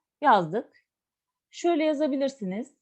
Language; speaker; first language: Turkish; native; Turkish